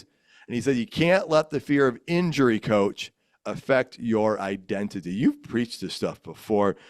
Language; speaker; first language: English; native; English